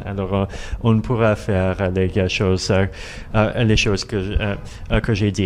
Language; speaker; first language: French; non-native, learner; Russian